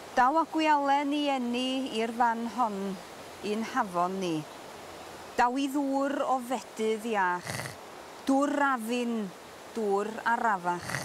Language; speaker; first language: Welsh; native; Welsh